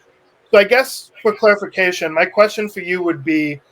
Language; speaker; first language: English; native; English